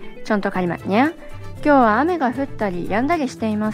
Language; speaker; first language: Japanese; non-native, fluent; Indonesian